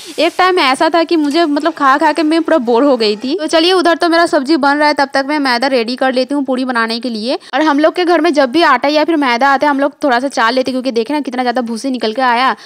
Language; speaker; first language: Hindi; non-native, local second language; Bangla